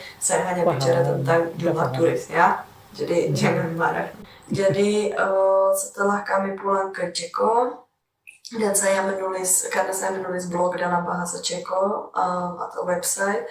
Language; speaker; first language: Indonesian; non-native, fluent; Czech